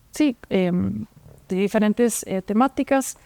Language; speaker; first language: Spanish; non-native, fluent; German